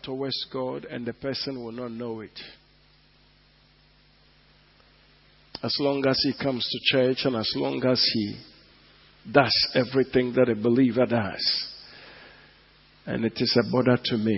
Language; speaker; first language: English; non-native, local second language; Igbo